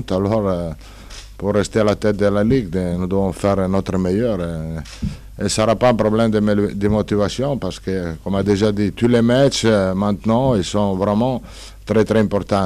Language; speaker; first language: French; non-native, learner; Italian